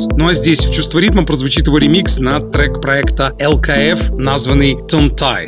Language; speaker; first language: Russian; native; Russian